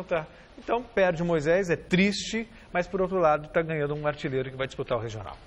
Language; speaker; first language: Portuguese; native; Portuguese